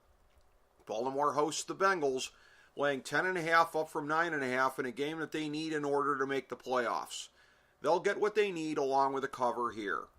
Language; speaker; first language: English; native; English